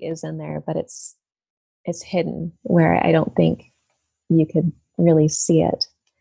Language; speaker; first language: English; native; English